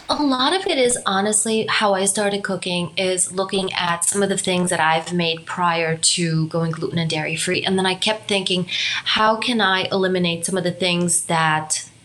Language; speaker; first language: English; non-native, fluent; Romanian